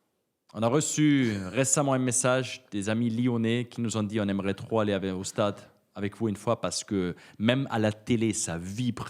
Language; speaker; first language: French; native; French